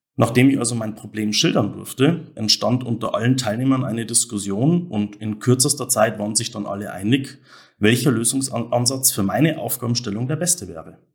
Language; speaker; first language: German; native; German